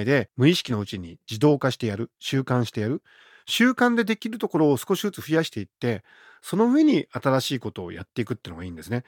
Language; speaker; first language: Japanese; native; Japanese